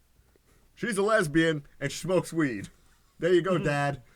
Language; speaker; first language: English; native; English